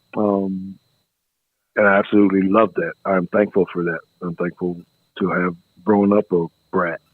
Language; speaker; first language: English; native; English